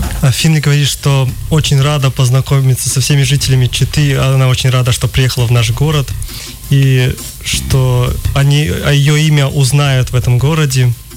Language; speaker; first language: Russian; native; Russian